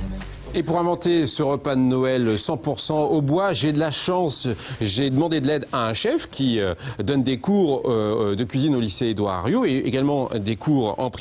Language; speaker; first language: French; native; French